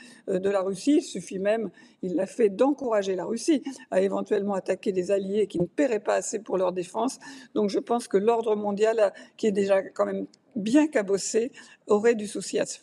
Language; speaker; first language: French; native; French